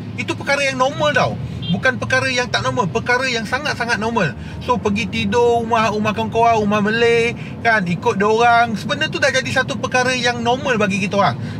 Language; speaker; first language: Malay; non-native, local second language; Chinese